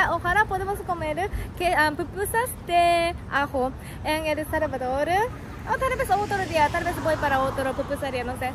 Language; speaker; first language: Spanish; non-native, learner; Japanese